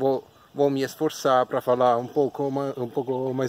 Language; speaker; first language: Portuguese; non-native, learner; Italian